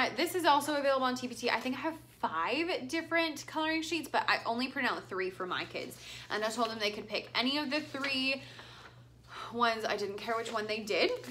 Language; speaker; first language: English; native; English